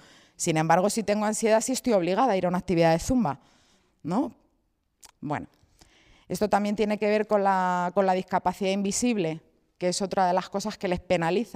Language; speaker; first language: Spanish; native; Spanish